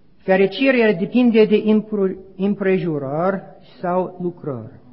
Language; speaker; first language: Romanian; non-native, learner; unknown